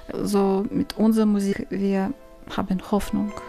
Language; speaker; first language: German; non-native, learner; Ukrainian